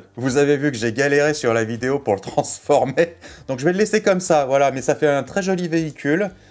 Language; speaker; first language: French; native; French